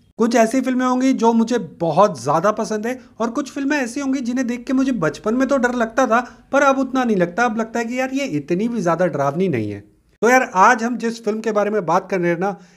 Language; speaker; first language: Hindi; native; Hindi